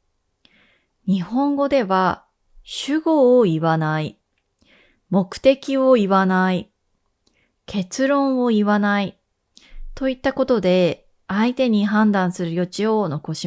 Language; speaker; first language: Japanese; native; Japanese